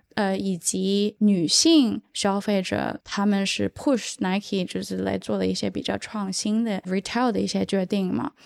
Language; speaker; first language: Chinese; early bilingual, heritage; Chinese